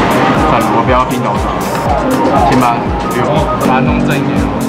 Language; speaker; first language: Chinese; native; Chinese